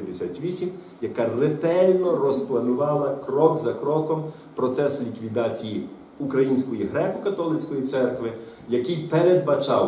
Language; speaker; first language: Ukrainian; native; Ukrainian